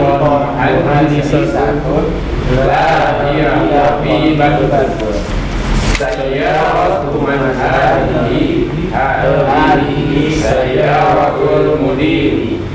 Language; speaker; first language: Arabic; non-native, learner; Indonesian